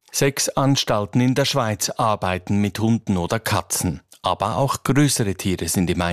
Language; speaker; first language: German; native; German